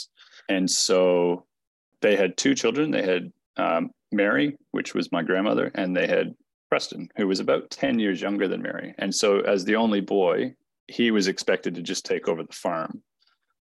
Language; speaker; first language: English; native; English